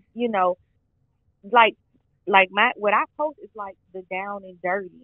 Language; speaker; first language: English; native; English